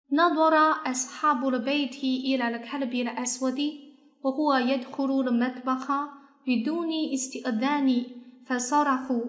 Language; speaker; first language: Arabic; non-native, fluent; Chinese